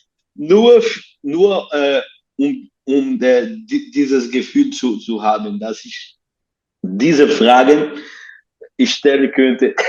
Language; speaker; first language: German; non-native, learner; Portuguese